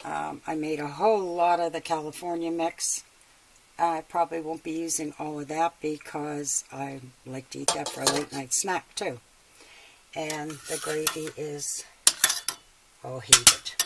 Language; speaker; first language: English; native; English